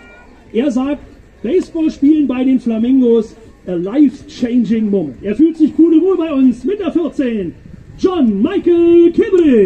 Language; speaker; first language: German; native; German